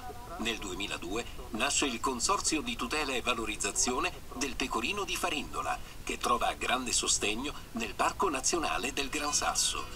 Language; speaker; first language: Italian; native; Italian